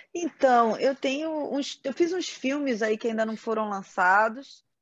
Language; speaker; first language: Portuguese; native; Portuguese